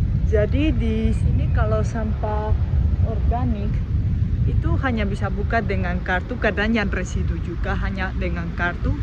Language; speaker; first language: Indonesian; non-native, fluent; Spanish